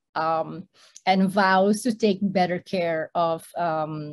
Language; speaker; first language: English; non-native, fluent; Indonesian